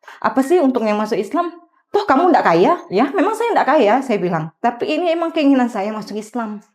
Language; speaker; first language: Indonesian; native; Indonesian